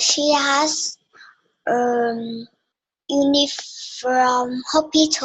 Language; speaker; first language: English; non-native, learner; Vietnamese